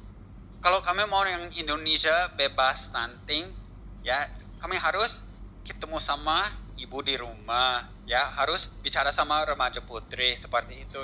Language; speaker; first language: Indonesian; non-native, learner; English